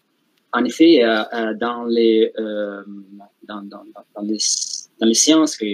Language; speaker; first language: French; non-native, fluent; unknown